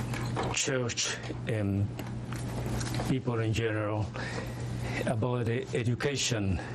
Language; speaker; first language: English; non-native, fluent; Spanish